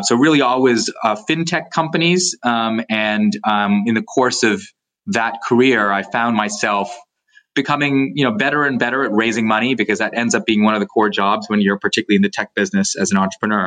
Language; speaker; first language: English; native; English